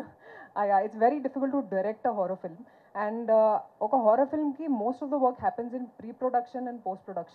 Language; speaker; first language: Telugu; non-native, fluent; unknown